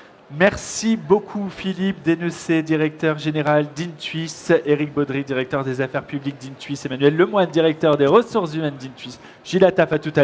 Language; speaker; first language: French; native; French